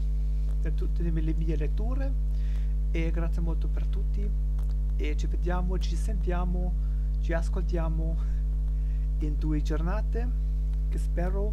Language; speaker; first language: Italian; non-native, learner; German